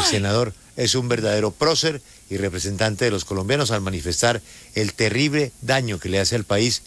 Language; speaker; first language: Spanish; native; Spanish